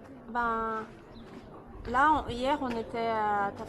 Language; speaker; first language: French; native; French